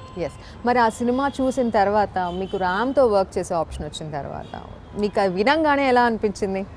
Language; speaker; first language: Telugu; native; Telugu